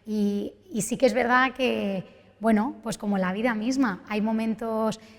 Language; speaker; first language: Spanish; native; Spanish